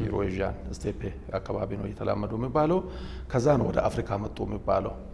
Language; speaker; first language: Amharic; non-native, local second language; Oromo